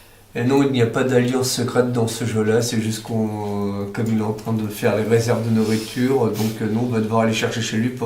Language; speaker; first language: French; native; French